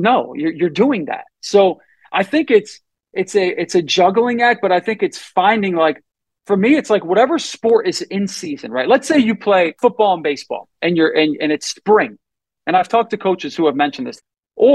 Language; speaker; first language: English; native; English